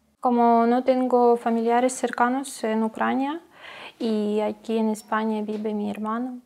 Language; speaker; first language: Spanish; non-native, fluent; Russian